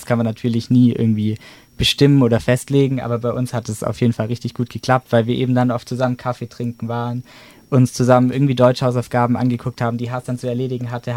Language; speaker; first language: German; native; German